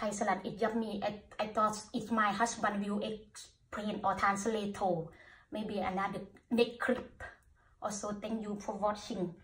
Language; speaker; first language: English; non-native, learner; Thai